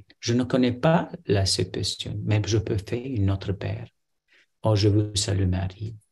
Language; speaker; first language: French; non-native, fluent; Romanian